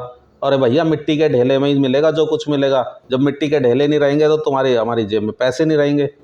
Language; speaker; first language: Hindi; native; Hindi